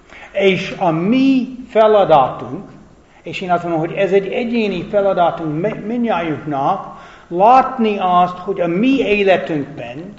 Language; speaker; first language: Hungarian; non-native, fluent; English